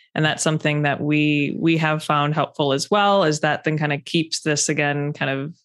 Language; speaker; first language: English; native; English